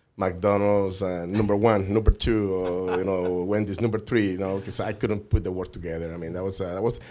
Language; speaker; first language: English; non-native, fluent; Spanish